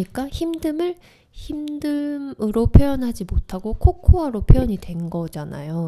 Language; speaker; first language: Korean; native; Korean